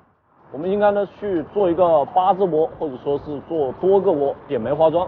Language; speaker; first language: Chinese; native; Chinese